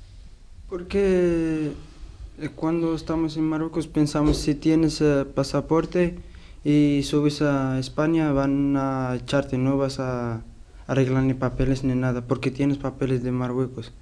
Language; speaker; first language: Spanish; non-native, learner; Arabic